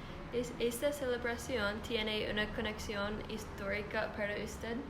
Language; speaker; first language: Spanish; non-native, learner; English